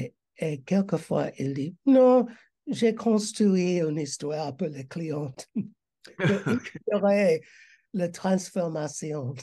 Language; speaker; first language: French; non-native, learner; English